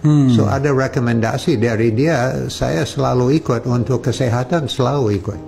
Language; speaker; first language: Indonesian; non-native, fluent; English